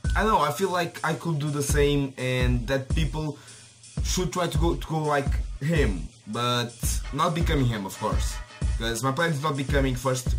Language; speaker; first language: English; non-native, fluent; Portuguese